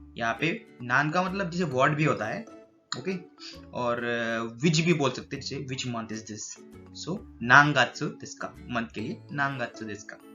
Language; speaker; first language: Hindi; native; Hindi